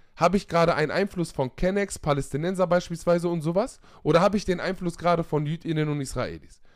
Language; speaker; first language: German; native; German